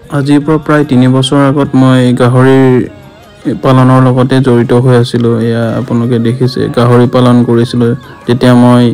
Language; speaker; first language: Assamese; non-native, local second language; Mising